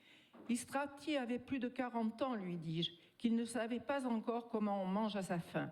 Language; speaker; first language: French; native; French